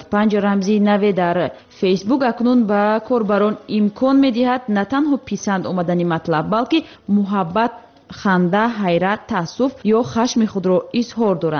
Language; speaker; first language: Tajik; native; Tajik